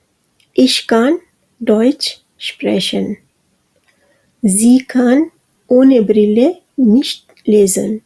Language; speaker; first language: German; non-native, fluent; Urdu